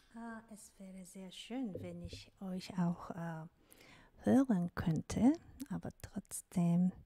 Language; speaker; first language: German; non-native, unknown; Korean